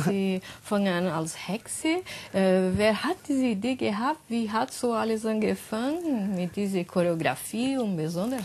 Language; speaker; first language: German; non-native, learner; Portuguese